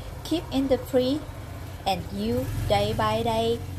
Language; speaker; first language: English; non-native, learner; Vietnamese